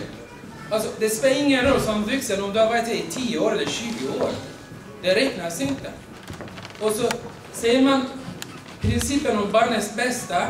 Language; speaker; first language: Swedish; non-native, fluent; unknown